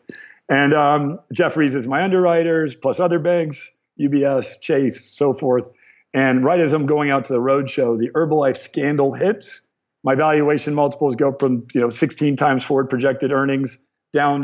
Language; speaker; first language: English; native; English